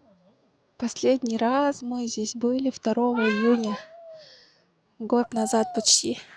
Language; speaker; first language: Russian; non-native, local second language; Kazakh